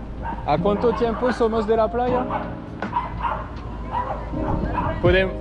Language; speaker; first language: Spanish; non-native, learner; French